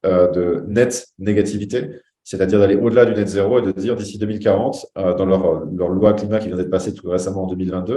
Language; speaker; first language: French; native; French